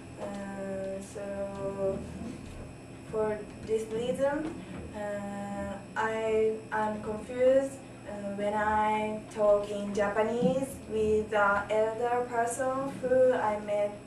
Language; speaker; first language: English; non-native, learner; Japanese